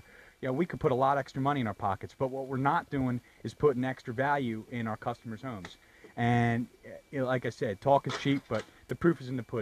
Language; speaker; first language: English; native; English